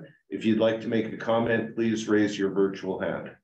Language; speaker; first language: English; native; English